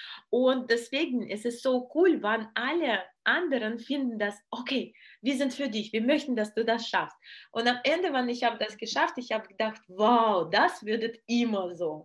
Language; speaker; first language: German; non-native, learner; Russian